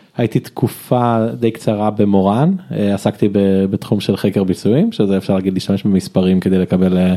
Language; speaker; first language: Hebrew; early bilingual, other home language; English